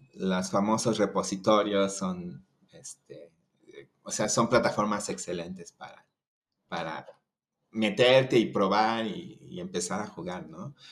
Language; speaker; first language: Spanish; native; Spanish